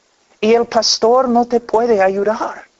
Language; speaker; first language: Spanish; non-native, fluent; English